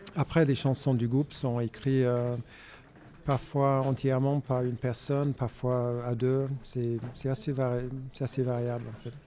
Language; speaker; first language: French; non-native, fluent; English